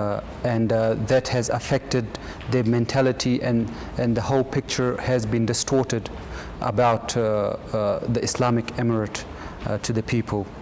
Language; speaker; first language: English; non-native, fluent; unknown